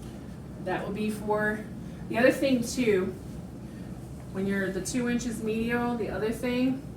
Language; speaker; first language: English; native; English